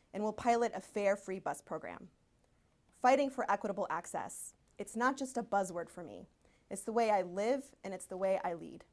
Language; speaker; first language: English; early bilingual, other home language; Spanish